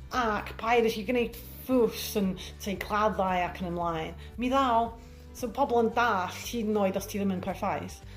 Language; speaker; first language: Welsh; non-native, learner; English